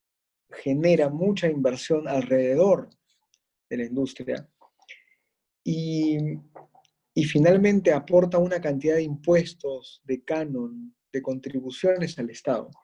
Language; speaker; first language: Spanish; native; Spanish